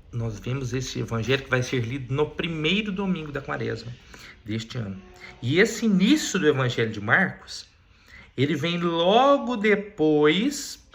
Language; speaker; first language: Portuguese; native; Portuguese